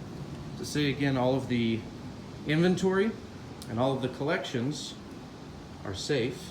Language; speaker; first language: English; native; English